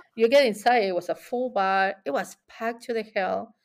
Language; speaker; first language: English; non-native, fluent; Spanish